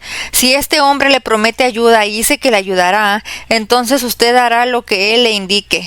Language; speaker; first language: Spanish; native; Spanish